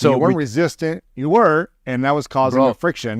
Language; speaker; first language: English; native; English